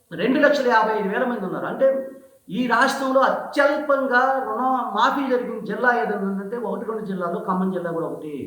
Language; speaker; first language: Telugu; native; Telugu